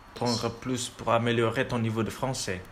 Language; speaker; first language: French; non-native, learner; Indonesian